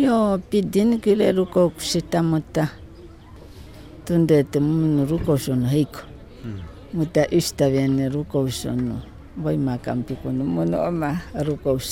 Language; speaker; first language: Finnish; non-native, fluent; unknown